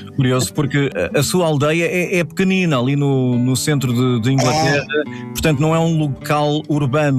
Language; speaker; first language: Portuguese; native; Portuguese